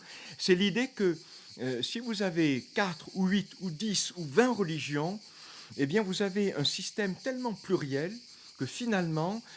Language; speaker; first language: French; native; French